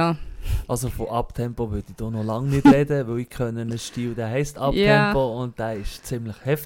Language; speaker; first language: German; native; German